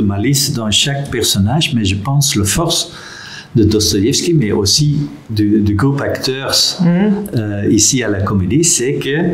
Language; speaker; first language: French; non-native, local second language; Dutch